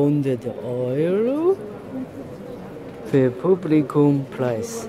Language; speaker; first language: German; non-native, learner; Chinese